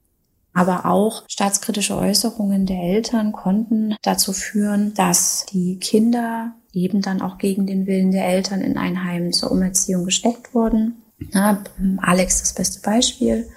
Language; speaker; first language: German; native; German